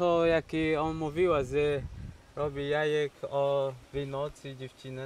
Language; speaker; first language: Polish; non-native, learner; Swahili